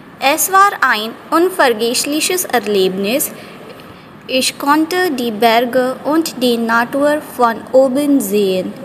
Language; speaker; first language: German; non-native, fluent; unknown